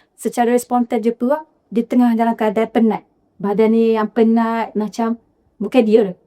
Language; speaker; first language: Malay; native; Malay